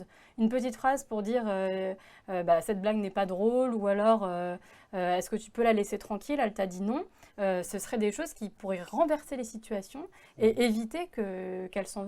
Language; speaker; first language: French; native; French